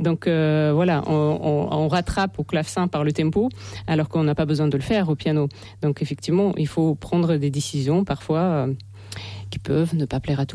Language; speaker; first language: French; non-native, fluent; Russian